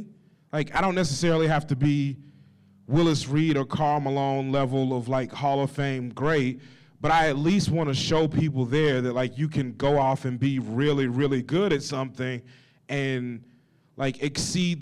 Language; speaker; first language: English; native; English